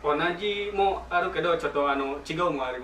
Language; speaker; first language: Japanese; non-native, learner; Indonesian